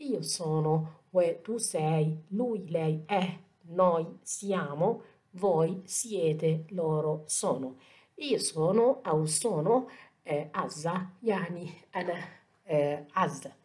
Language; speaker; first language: Italian; non-native, fluent; Arabic